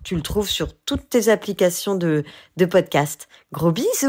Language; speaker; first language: French; native; French